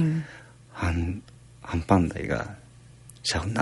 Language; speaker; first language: Chinese; non-native, fluent; Japanese